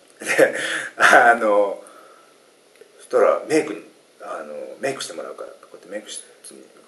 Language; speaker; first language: Japanese; native; Japanese